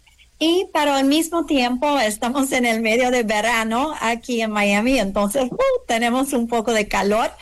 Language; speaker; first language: Spanish; non-native, learner; English